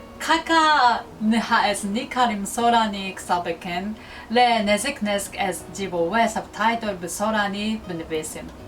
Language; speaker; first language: Kurdish; non-native, learner; Japanese